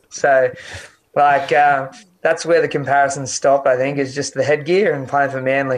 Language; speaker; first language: English; native; English